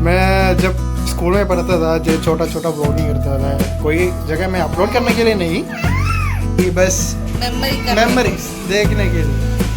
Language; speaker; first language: Hindi; non-native, local second language; Malayalam